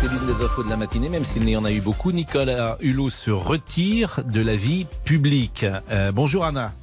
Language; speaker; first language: French; native; French